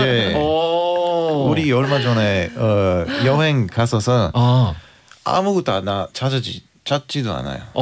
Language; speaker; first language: Korean; non-native, fluent; Bulgarian